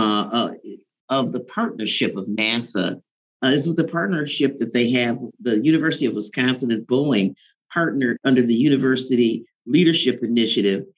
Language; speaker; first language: English; native; English